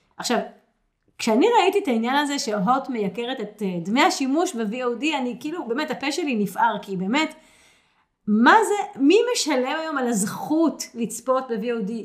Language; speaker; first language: Hebrew; native; Hebrew